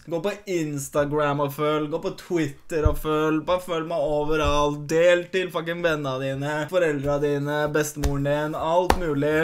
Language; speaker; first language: Norwegian; early bilingual, other home language; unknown